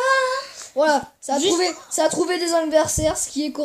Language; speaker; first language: French; native; French